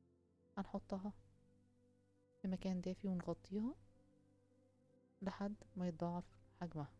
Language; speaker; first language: Arabic; native; Arabic